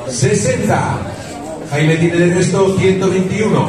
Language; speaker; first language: Spanish; native; Spanish